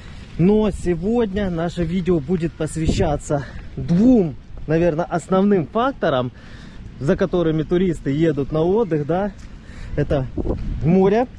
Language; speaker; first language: Russian; native; Russian